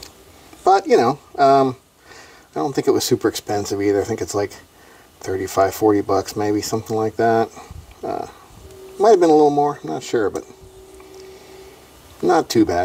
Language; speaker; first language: English; native; English